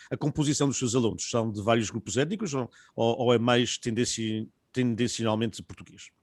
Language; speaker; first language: Portuguese; native; Portuguese